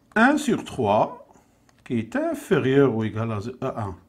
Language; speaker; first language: French; non-native, local second language; Arabic